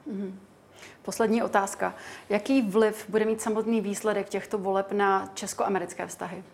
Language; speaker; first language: Czech; native; Czech